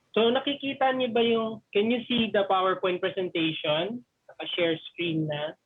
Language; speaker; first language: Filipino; native; Filipino